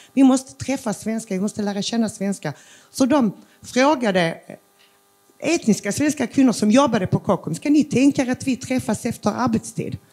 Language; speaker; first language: Swedish; early bilingual, other home language; Macedonian